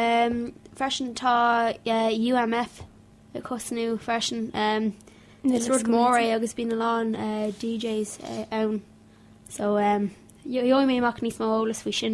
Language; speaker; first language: Irish; non-native, local second language; English